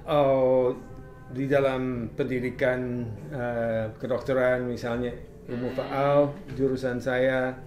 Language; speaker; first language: Indonesian; non-native, fluent; English